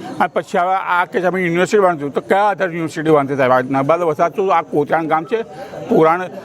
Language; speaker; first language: Gujarati; native; Gujarati